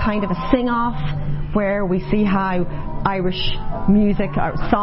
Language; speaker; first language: English; native; English